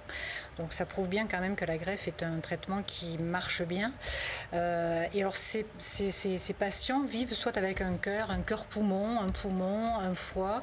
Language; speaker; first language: French; native; French